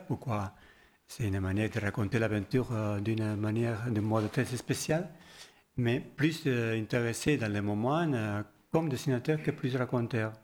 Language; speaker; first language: French; non-native, learner; Spanish